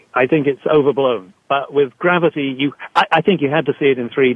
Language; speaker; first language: English; native; English